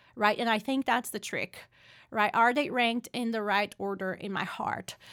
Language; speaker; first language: English; non-native, fluent; Portuguese